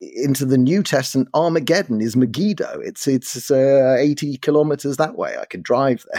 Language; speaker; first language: English; native; English